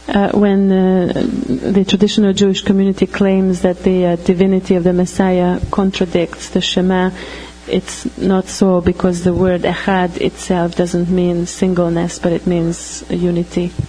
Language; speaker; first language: English; non-native, fluent; Hungarian